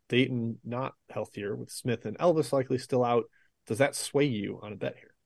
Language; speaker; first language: English; native; English